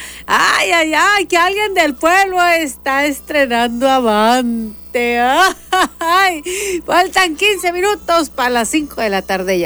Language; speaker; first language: Spanish; native; Spanish